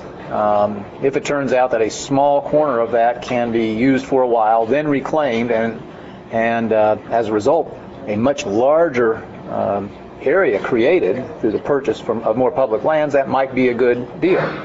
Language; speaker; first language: English; native; English